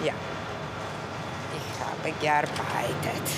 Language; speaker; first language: German; non-native, learner; Russian